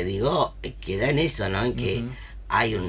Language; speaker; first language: Spanish; native; Spanish